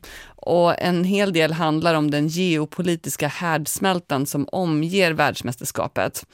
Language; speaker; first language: Swedish; native; Swedish